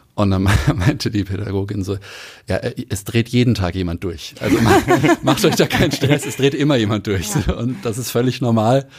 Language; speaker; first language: German; native; German